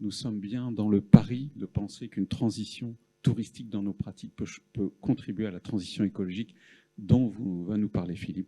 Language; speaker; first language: French; native; French